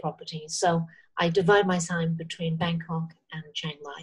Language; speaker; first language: English; native; English